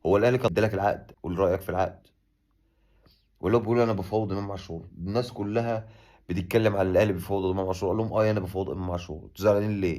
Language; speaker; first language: Arabic; native; Arabic